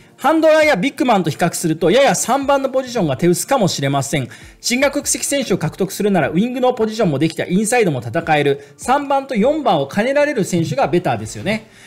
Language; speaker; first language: Japanese; native; Japanese